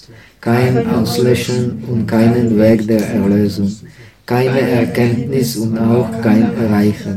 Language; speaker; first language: German; non-native, fluent; Czech